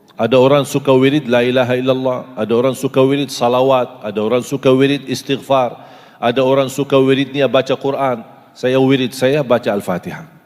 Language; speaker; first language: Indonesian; non-native, fluent; Arabic